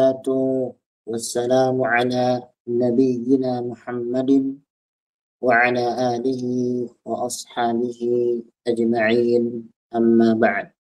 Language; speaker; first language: Arabic; non-native, fluent; Indonesian